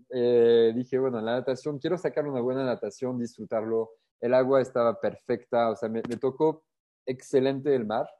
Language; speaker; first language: Spanish; non-native, fluent; French